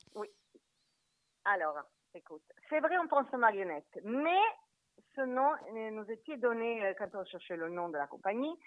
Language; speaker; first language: French; non-native, fluent; Italian